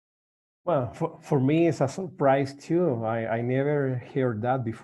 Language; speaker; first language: English; non-native, learner; Spanish